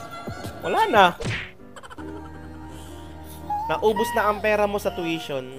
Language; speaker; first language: Filipino; native; Filipino